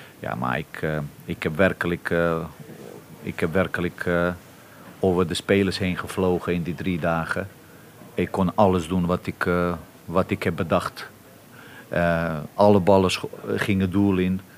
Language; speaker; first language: Dutch; non-native, fluent; Bosnian